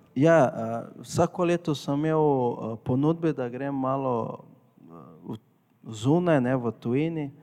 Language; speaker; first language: Slovenian; non-native, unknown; Portuguese